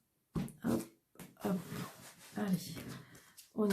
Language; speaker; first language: French; native; French